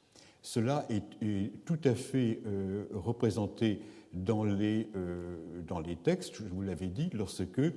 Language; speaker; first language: French; native; French